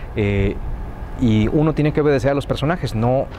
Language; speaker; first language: Spanish; native; Spanish